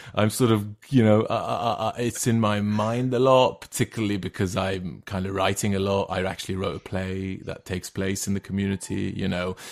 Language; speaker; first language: English; non-native, fluent; Turkish